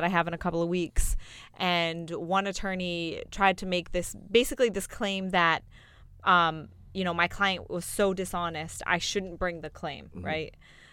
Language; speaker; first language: English; native; English